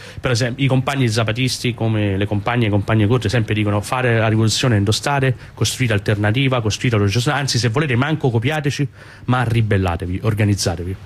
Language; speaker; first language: Italian; non-native, fluent; Spanish